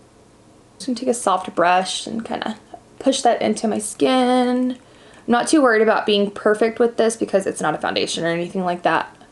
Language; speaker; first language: English; native; English